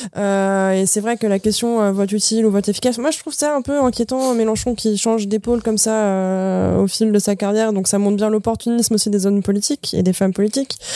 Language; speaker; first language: French; native; French